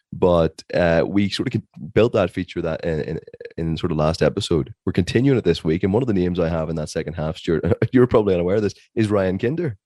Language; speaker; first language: English; native; English